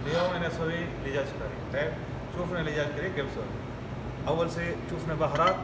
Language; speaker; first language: Arabic; non-native, learner; Urdu